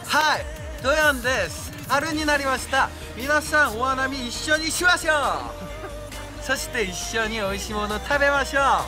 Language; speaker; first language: Japanese; non-native, learner; Korean